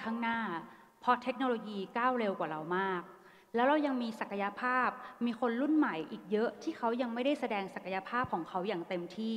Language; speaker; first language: Thai; native; Thai